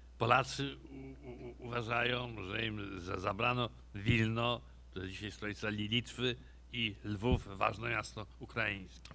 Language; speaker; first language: Polish; native; Polish